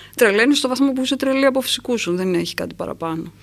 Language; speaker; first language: Greek; native; Greek